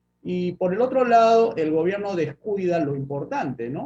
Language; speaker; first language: Spanish; native; Spanish